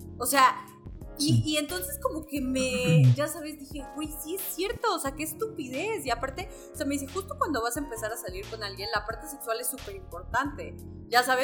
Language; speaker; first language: Spanish; native; Spanish